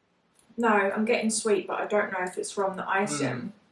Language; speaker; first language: English; native; English